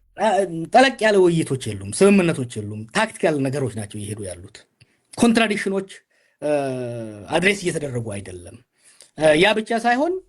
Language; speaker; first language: Amharic; non-native, local second language; Oromo